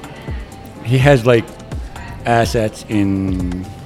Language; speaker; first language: English; non-native, fluent; Arabic